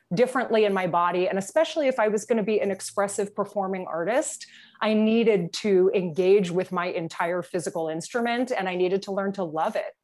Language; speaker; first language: English; native; English